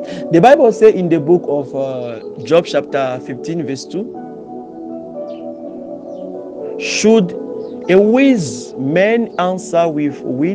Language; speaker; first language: English; non-native, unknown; Lingala